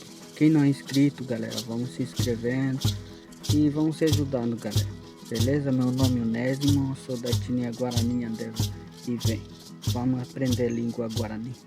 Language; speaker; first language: Portuguese; non-native, local second language; Guarani